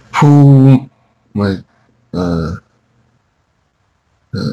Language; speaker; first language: Korean; non-native, learner; Chinese